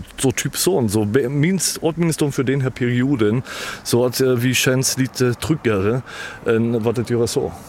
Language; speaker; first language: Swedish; non-native, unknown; German